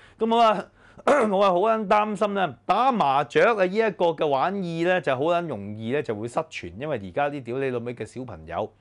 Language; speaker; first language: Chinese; non-native, local second language; Cantonese